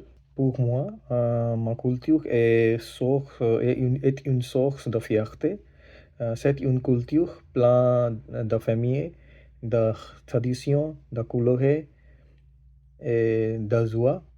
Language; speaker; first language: French; non-native, learner; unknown